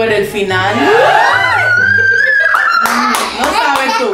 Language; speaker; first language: Spanish; non-native, fluent; English